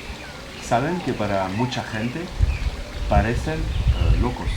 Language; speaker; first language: Spanish; non-native, fluent; French